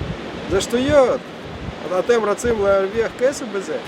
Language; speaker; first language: Hebrew; non-native, fluent; Russian